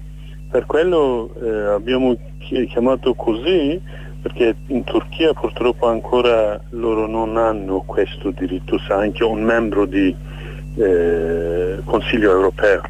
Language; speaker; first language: Italian; non-native, fluent; Kurdish